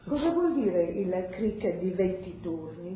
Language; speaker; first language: Italian; native; Italian